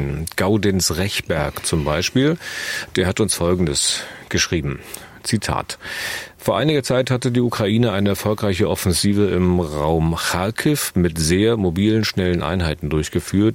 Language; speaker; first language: German; native; German